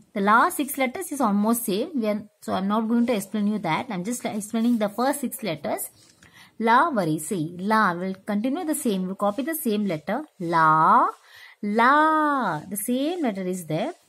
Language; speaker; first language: English; non-native, local second language; Tamil